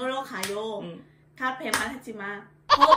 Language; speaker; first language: Korean; non-native, learner; Thai